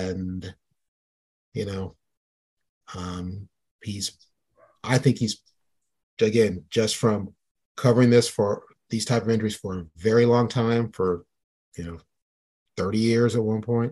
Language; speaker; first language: English; native; English